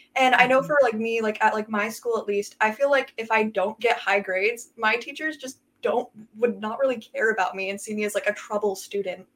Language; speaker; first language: English; native; English